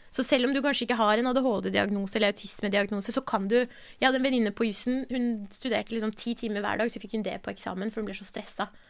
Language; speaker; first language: Norwegian; early bilingual, other home language; Persian